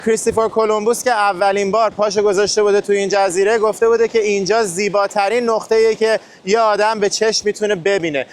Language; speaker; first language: Persian; native; Persian